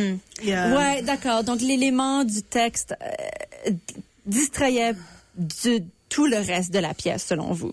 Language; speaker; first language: French; native; French